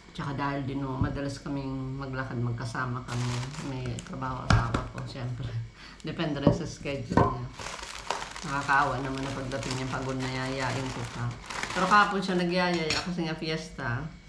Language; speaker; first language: Filipino; non-native, local second language; Bikol